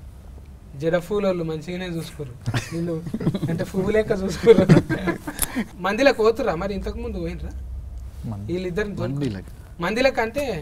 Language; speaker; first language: Telugu; native; Telugu